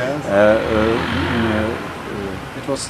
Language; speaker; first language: English; non-native, fluent; Swedish